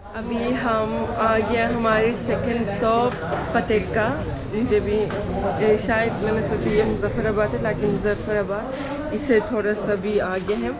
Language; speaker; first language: Urdu; non-native, learner; Turkish